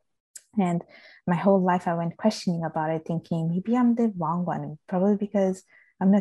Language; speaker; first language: English; non-native, fluent; Italian